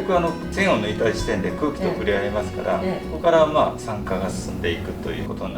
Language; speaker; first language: Japanese; native; Japanese